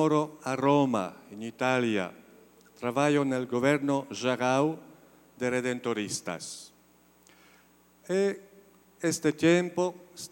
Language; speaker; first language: Spanish; non-native, fluent; Polish